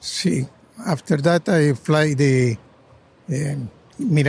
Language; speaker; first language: English; non-native, learner; Spanish